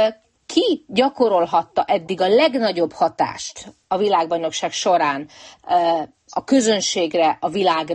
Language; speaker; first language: Hungarian; native; Hungarian